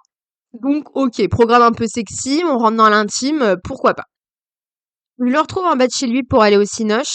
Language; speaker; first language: French; native; French